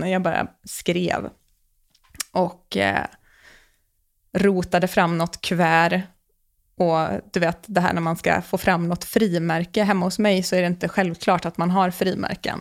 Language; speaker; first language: Swedish; native; Swedish